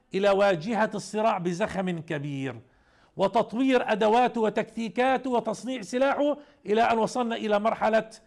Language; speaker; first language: Arabic; native; Arabic